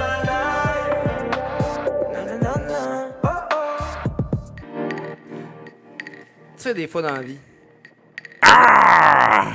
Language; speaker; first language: French; native; French